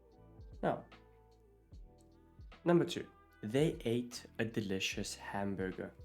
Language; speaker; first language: English; non-native, fluent; Italian